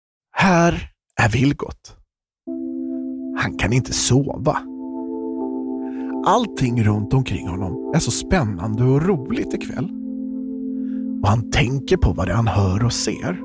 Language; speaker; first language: Swedish; native; Swedish